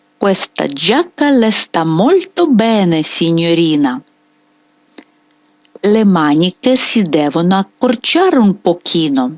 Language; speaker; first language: Italian; non-native, fluent; Ukrainian